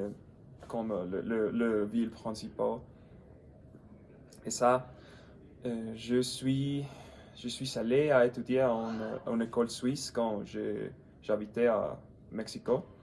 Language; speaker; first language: French; non-native, learner; English